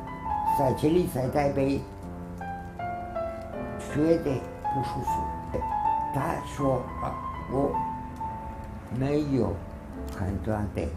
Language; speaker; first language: Chinese; non-native, fluent; Spanish